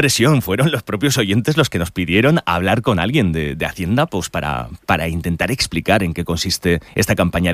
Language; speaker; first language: Spanish; native; Spanish